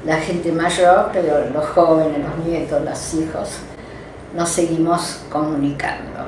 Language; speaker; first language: Spanish; early bilingual, other home language; French